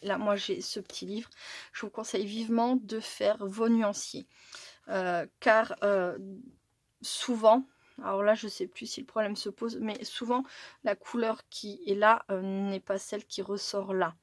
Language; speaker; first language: French; native; French